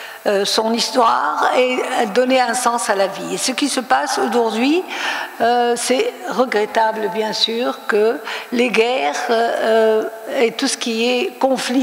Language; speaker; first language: French; non-native, local second language; Arabic